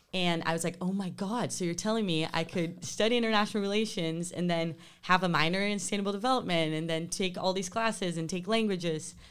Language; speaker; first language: English; non-native, fluent; Portuguese